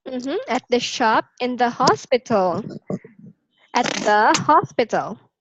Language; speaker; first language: English; non-native, local second language; Filipino